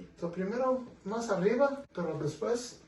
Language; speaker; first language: Spanish; non-native, learner; English